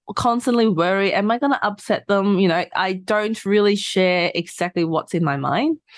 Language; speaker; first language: English; non-native, local second language; Cantonese